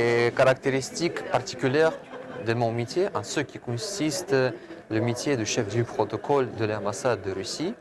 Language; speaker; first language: French; non-native, fluent; Russian